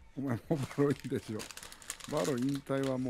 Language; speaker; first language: Japanese; native; Japanese